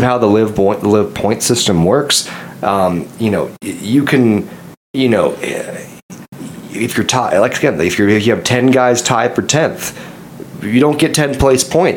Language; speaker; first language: English; native; English